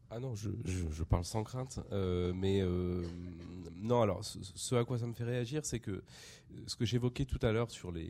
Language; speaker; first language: French; native; French